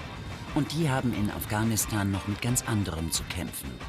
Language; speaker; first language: German; native; German